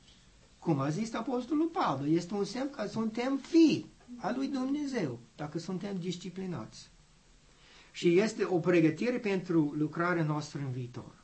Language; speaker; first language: Romanian; non-native, learner; English